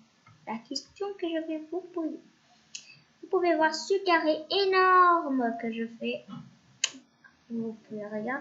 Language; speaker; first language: French; non-native, fluent; Spanish